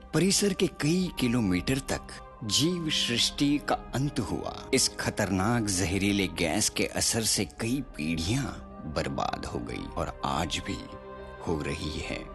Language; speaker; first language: Hindi; non-native, local second language; Marathi